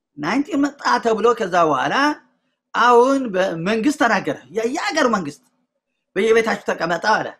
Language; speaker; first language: Amharic; non-native, local second language; Tigrinya